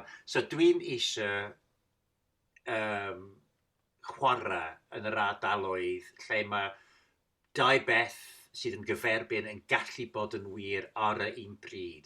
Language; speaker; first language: Welsh; non-native, fluent; English